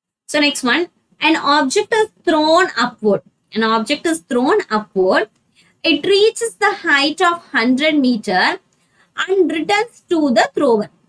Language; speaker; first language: English; non-native, local second language; Tamil